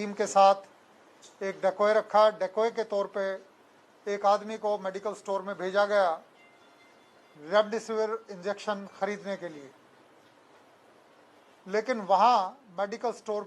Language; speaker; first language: Hindi; non-native, local second language; Gujarati